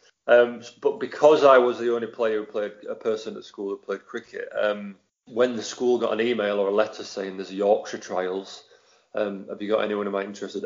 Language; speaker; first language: English; native; English